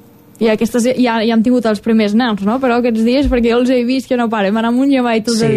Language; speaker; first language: Catalan; native; Catalan